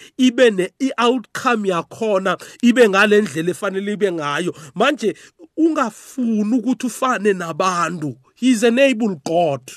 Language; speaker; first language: Zulu; non-native, local second language; South Ndebele